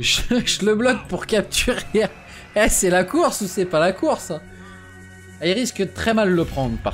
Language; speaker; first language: French; native; French